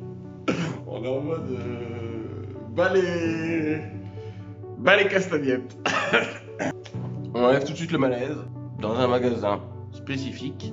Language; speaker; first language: French; native; French